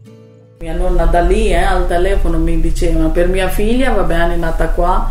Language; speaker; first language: Italian; non-native, learner; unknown